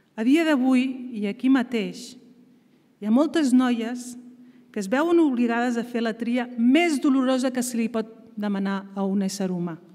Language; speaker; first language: Catalan; early bilingual, other home language; Riffian